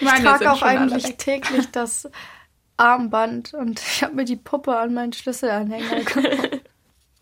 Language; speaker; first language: German; native; German